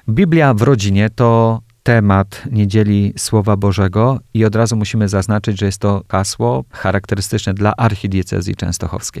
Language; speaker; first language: Polish; native; Polish